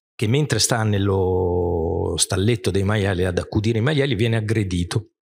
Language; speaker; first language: Italian; native; Italian